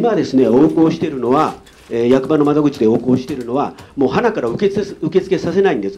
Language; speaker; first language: Japanese; native; Japanese